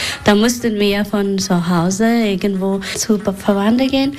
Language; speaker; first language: German; non-native, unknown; Persian